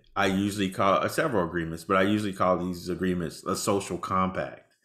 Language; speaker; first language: English; native; English